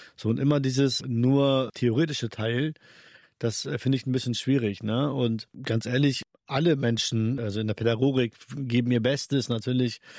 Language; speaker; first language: German; early bilingual, other home language; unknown